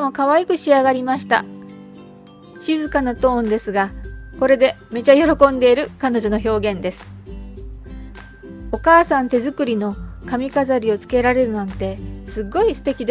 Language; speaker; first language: Japanese; native; Japanese